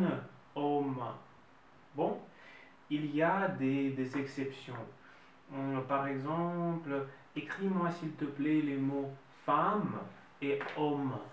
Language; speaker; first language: French; non-native, fluent; Russian